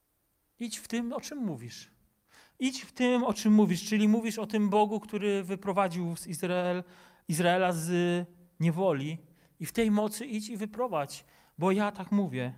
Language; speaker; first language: Polish; native; Polish